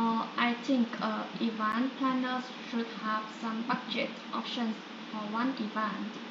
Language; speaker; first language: English; non-native, learner; Vietnamese